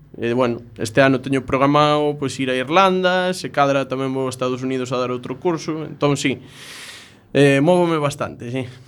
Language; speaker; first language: Galician; native; Galician